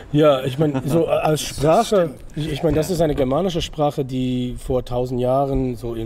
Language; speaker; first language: German; non-native, fluent; English